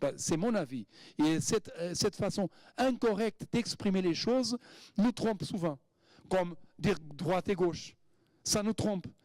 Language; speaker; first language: French; non-native, fluent; Portuguese